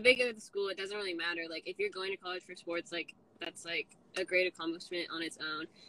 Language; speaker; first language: English; native; English